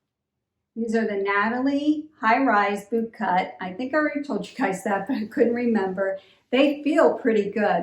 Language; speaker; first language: English; native; English